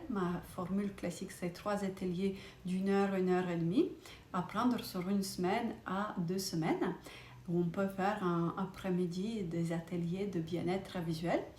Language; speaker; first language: French; non-native, fluent; Russian